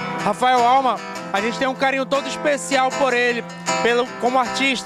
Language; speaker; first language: Portuguese; native; Portuguese